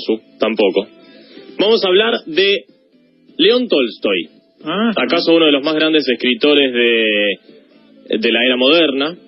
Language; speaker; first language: Spanish; native; Spanish